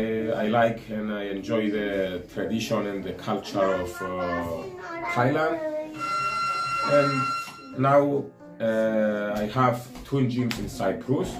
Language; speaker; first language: English; non-native, learner; Greek